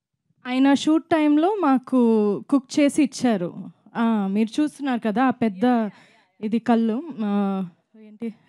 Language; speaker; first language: Telugu; non-native, fluent; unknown